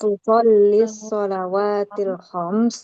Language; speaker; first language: Arabic; non-native, learner; Indonesian